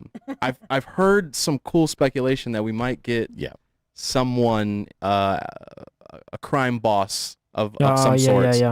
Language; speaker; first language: English; native; English